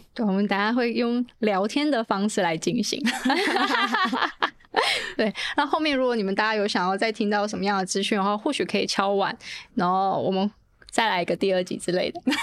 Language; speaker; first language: Chinese; native; Chinese